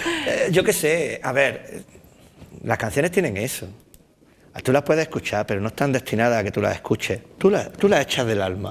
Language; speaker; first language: Spanish; native; Spanish